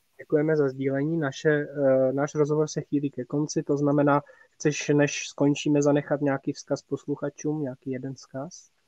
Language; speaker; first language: Czech; native; Czech